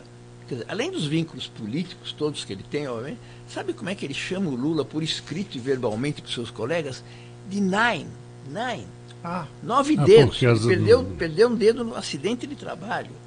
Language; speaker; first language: Portuguese; native; Portuguese